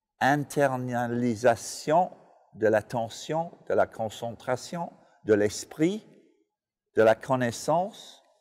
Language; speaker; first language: French; non-native, fluent; English